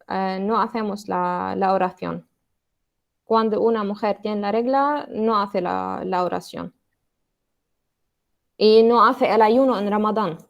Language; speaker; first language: Spanish; non-native, learner; Arabic